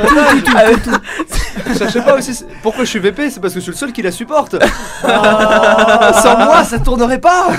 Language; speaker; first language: French; native; French